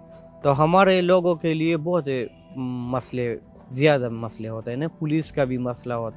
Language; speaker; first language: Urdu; non-native, local second language; Pashto